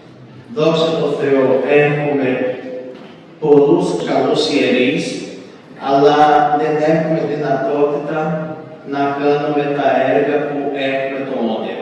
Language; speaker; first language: Greek; non-native, fluent; Portuguese